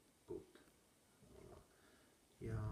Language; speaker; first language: Estonian; non-native, learner; Russian